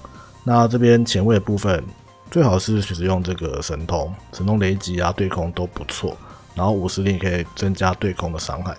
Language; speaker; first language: Chinese; native; Chinese